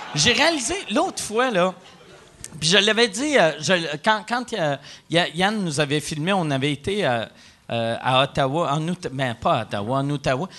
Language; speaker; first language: French; native; French